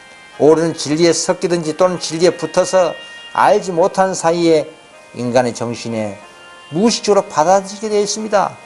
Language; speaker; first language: Korean; native; Korean